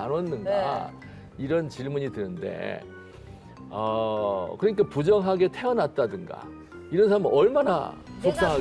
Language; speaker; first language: Korean; native; Korean